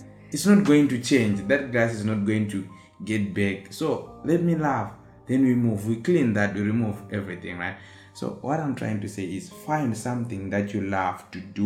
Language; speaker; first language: English; non-native, local second language; Shona